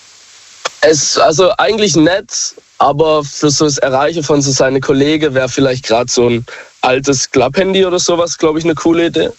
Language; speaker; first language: German; native; German